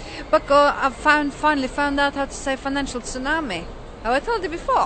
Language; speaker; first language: English; native; English